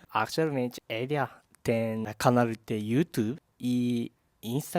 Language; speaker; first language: Portuguese; non-native, learner; Japanese